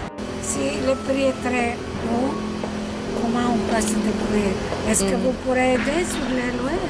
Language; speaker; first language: French; non-native, learner; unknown